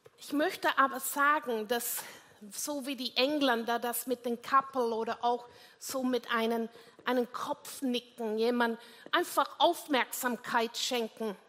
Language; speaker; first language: German; non-native, fluent; English